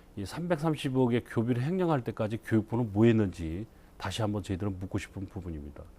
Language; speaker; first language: Korean; native; Korean